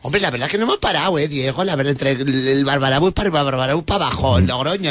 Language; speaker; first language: Spanish; native; Spanish